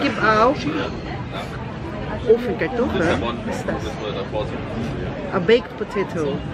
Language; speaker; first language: German; non-native, learner; Filipino